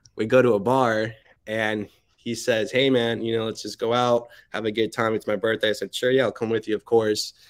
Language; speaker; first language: English; early bilingual, other home language; Spanish